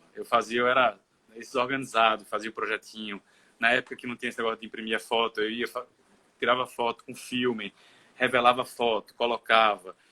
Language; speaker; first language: Portuguese; native; Portuguese